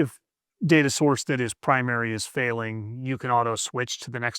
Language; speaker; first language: English; native; English